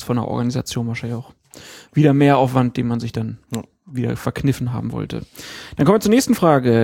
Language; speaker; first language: German; native; German